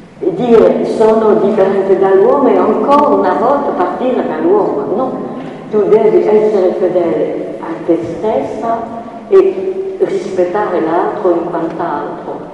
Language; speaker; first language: Italian; non-native, fluent; French